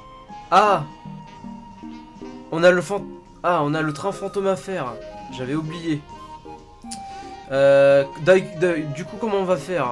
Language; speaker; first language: French; native; French